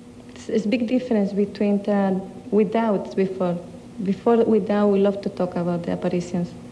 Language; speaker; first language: English; non-native, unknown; Spanish